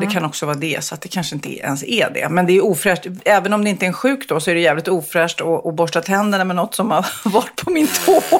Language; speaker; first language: Swedish; native; Swedish